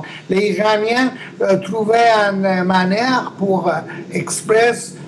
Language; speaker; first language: French; non-native, learner; Persian